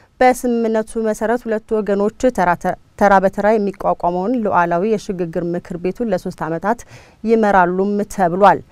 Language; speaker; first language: Amharic; non-native, local second language; Oromo